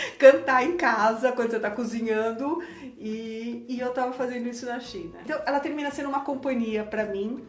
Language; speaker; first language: Portuguese; native; Portuguese